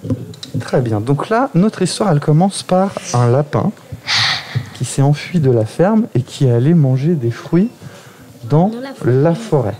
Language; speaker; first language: French; native; French